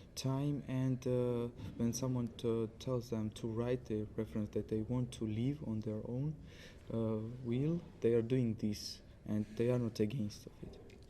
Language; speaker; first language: English; non-native, learner; Georgian